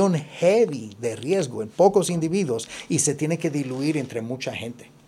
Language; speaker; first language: Spanish; early bilingual, heritage; Spanish